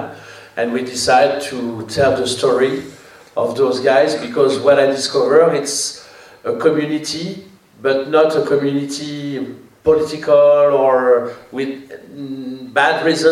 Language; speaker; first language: English; non-native, fluent; French